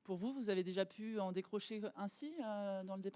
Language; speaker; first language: French; native; French